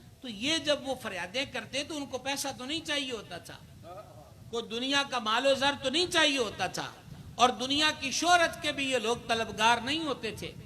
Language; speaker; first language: Urdu; non-native, local second language; Punjabi